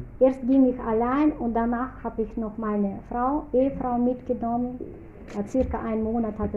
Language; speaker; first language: German; non-native, fluent; Russian